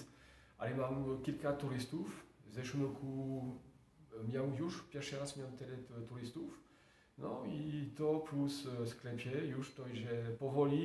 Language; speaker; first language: Polish; non-native, learner; French